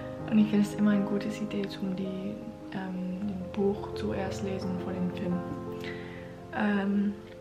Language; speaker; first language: German; non-native, learner; English